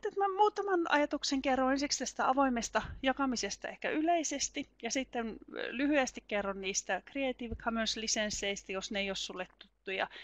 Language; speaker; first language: Finnish; native; Finnish